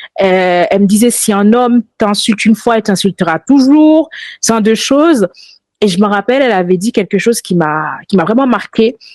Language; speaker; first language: French; early bilingual, other home language; Haitian Creole